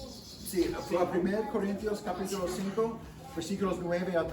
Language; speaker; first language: Spanish; non-native, fluent; English